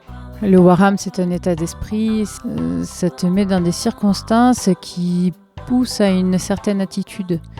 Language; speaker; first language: French; native; French